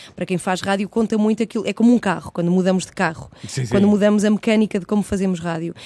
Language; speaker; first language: Portuguese; early bilingual, other home language; Spanish